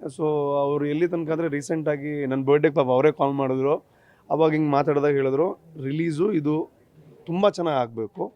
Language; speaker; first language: Kannada; non-native, local second language; Tulu